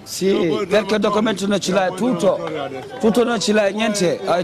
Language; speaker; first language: Italian; non-native, learner; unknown